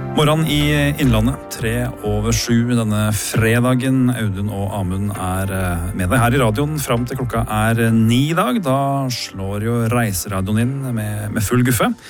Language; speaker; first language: Norwegian; native; Norwegian